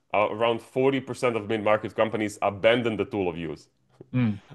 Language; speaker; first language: English; non-native, fluent; Croatian